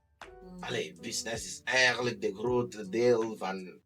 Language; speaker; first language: Dutch; non-native, fluent; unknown